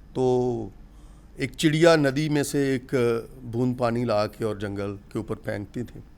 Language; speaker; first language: Urdu; non-native, local second language; Punjabi